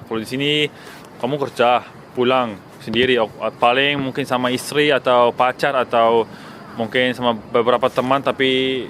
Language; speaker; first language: Indonesian; early bilingual, heritage; Indonesian